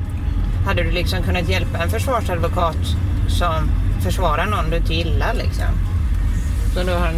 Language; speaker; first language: Swedish; native; Swedish